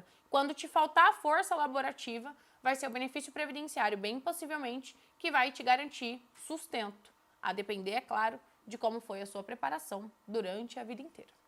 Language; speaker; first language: Portuguese; native; Portuguese